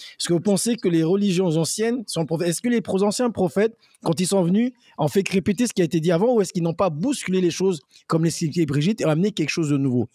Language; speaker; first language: French; native; French